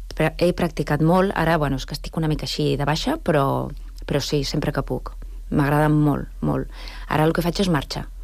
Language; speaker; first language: Catalan; non-native, local second language; Spanish